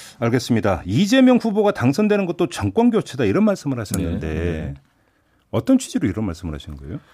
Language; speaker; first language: Korean; native; Korean